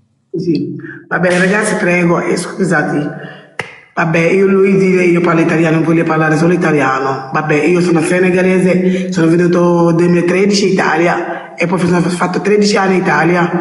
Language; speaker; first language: Italian; non-native, learner; Wolof